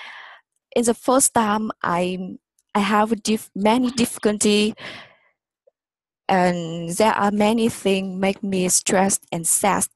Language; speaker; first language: English; non-native, learner; Vietnamese